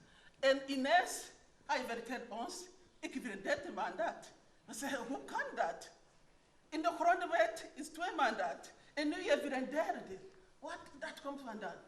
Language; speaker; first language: Dutch; non-native, learner; Rundi